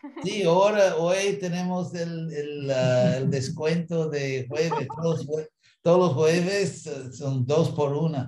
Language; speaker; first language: Spanish; non-native, fluent; English